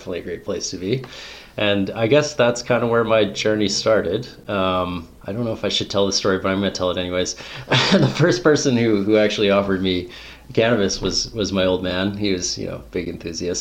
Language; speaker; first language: English; native; English